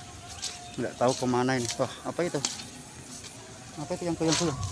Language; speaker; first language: Indonesian; non-native, local second language; Javanese